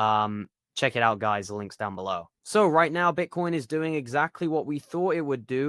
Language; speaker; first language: English; native; English